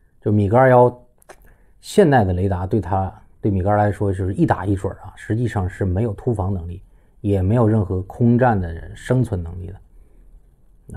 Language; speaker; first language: Chinese; native; Chinese